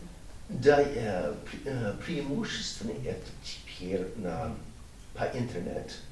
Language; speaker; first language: Russian; non-native, learner; English